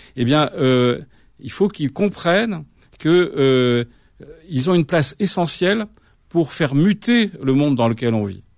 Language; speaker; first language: French; native; French